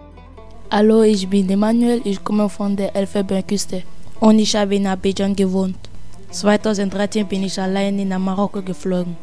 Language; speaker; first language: German; non-native, learner; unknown